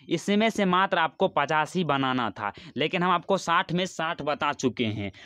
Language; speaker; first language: Hindi; native; Hindi